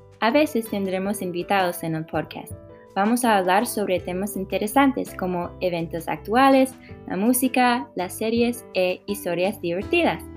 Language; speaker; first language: Spanish; early bilingual, heritage; English